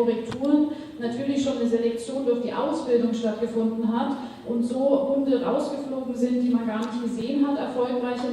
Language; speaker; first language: German; native; German